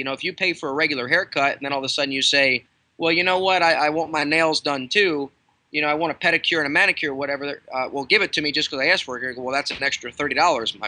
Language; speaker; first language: English; native; English